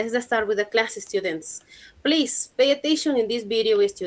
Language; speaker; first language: English; non-native, learner; Spanish